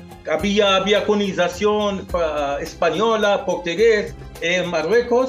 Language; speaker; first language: Spanish; non-native, fluent; Arabic